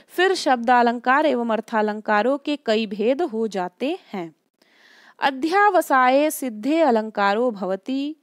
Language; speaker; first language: Hindi; native; Hindi